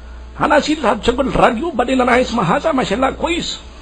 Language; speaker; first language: Arabic; non-native, learner; Urdu